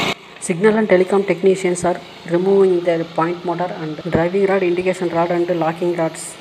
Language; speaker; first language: English; non-native, local second language; Tamil